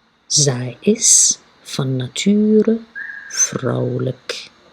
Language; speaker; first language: Dutch; non-native, fluent; Arabic